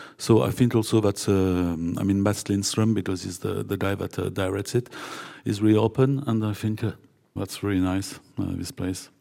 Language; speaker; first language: English; non-native, fluent; French